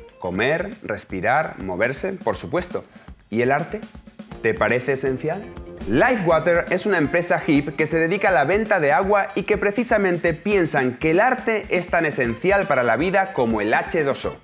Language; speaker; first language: Spanish; native; Spanish